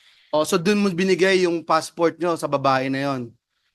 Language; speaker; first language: Filipino; native; Filipino